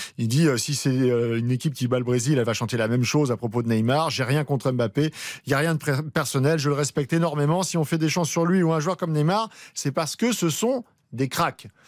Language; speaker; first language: French; native; French